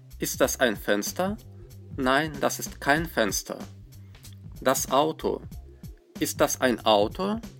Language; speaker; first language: German; non-native, fluent; Russian